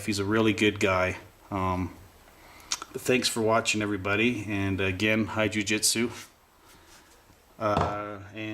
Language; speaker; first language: English; native; English